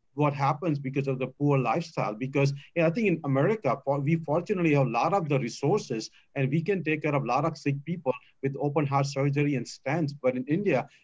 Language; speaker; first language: English; non-native, local second language; Gujarati